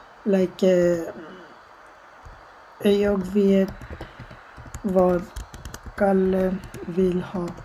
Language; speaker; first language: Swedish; non-native, fluent; Bangla